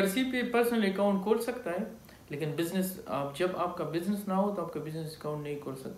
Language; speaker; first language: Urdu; non-native, local second language; Pashto